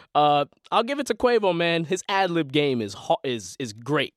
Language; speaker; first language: English; native; English